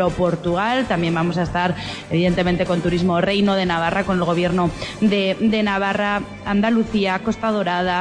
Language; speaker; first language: Spanish; native; Spanish